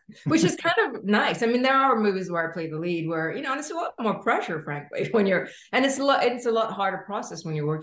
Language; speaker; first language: English; native; English